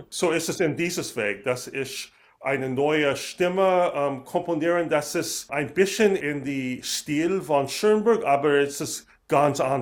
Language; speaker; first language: German; non-native, learner; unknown